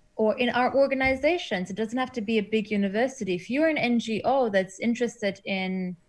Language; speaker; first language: English; non-native, fluent; German